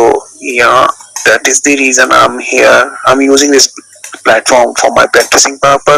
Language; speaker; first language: English; non-native, local second language; Hindi